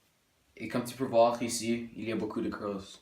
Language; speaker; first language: French; non-native, local second language; English